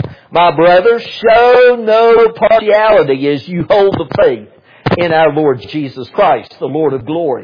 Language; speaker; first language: English; native; English